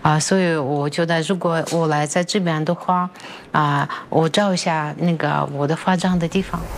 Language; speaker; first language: Chinese; non-native, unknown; Russian